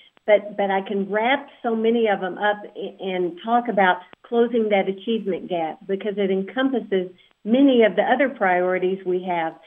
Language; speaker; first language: English; native; English